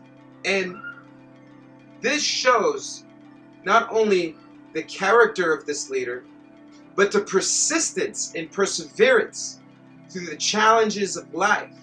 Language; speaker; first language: English; native; English